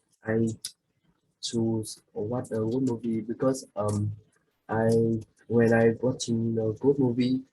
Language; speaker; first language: English; non-native, learner; Vietnamese